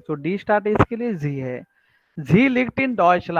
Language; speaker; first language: German; non-native, learner; Marathi